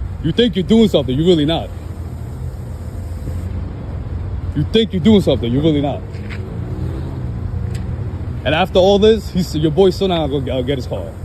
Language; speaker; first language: English; native; English